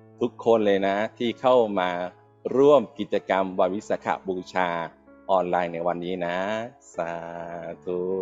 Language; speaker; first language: Thai; native; Thai